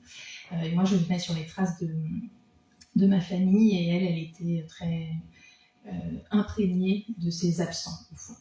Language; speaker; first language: French; native; French